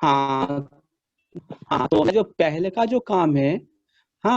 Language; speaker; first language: Hindi; non-native, local second language; Bangla